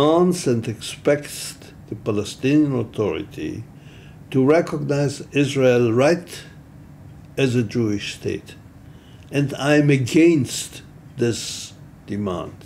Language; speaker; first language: English; non-native, fluent; Hebrew